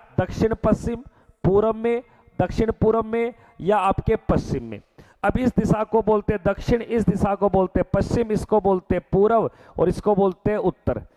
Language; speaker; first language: Hindi; native; Hindi